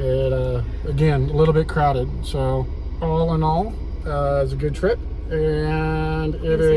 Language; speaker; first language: English; native; English